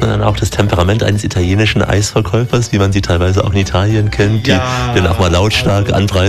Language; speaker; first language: German; native; German